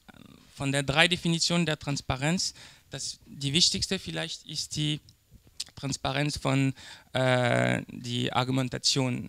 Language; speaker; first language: German; non-native, learner; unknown